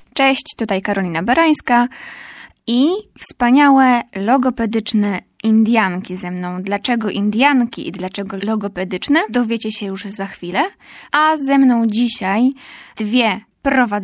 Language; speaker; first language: Polish; native; Polish